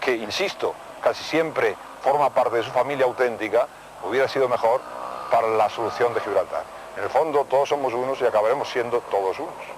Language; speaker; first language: Spanish; native; Spanish